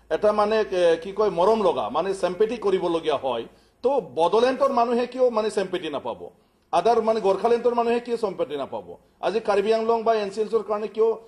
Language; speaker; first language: Assamese; non-native, local second language; Bodo